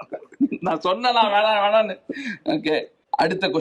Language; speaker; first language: Tamil; native; Tamil